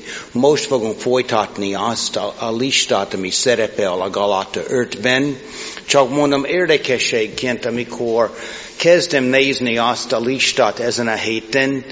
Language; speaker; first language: Hungarian; non-native, fluent; English